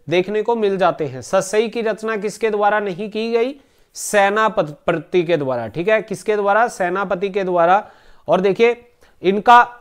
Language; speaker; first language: Hindi; native; Hindi